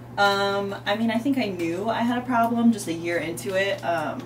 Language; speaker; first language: English; native; English